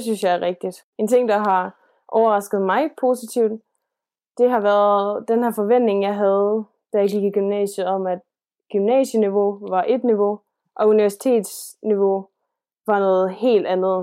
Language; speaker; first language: Danish; native; Danish